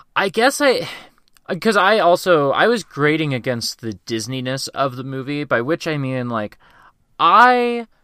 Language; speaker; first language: English; native; English